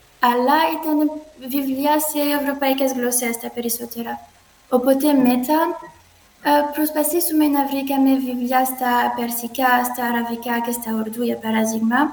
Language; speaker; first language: Greek; non-native, learner; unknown